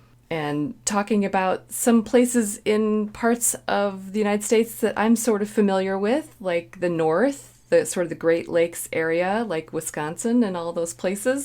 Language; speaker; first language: English; native; English